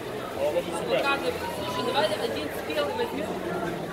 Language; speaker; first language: Russian; native; Russian